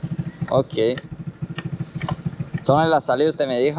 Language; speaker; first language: Spanish; non-native, fluent; Portuguese